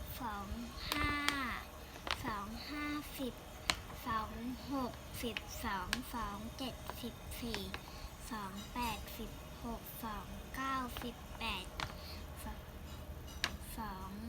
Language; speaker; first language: Thai; native; Thai